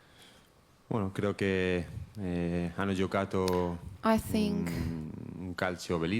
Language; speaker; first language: Italian; non-native, learner; Spanish